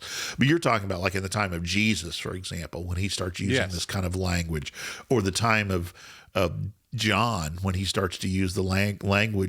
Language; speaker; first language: English; native; English